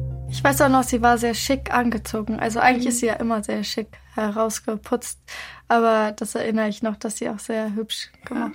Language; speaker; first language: German; native; German